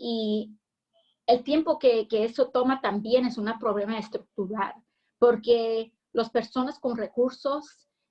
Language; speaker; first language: Spanish; early bilingual, heritage; English